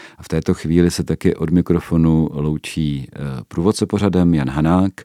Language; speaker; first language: Czech; native; Czech